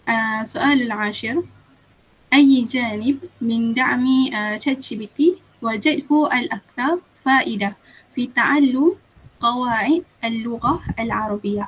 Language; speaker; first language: Arabic; non-native, learner; Malay